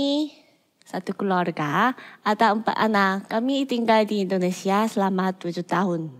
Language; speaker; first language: Indonesian; non-native, fluent; Korean